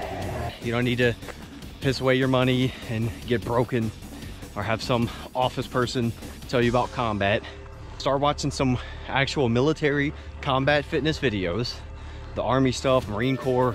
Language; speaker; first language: English; native; English